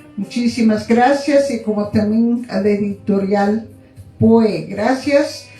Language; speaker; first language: Spanish; non-native, local second language; Kaqchikel